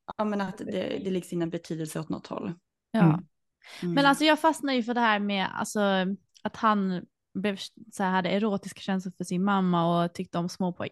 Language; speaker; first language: Swedish; native; Swedish